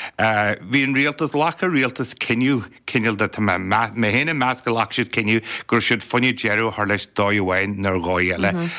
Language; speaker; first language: Irish; native; Irish